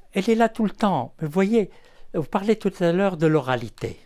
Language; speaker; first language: French; non-native, local second language; Arabic